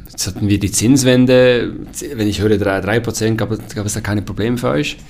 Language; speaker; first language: German; native; German